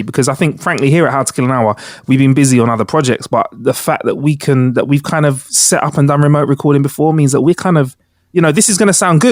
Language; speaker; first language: English; native; English